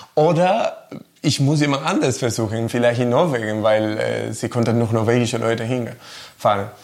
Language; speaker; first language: German; non-native, learner; Spanish